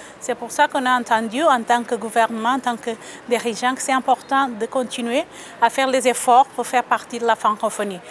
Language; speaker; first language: French; non-native, fluent; Portuguese